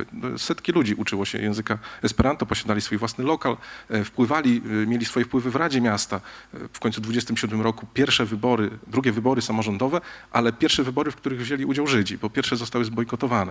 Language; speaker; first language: Polish; native; Polish